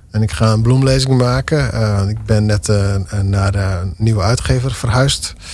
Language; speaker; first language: Dutch; non-native, local second language; Western Frisian